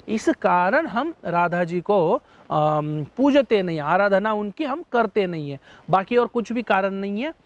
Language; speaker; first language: Hindi; non-native, local second language; Marathi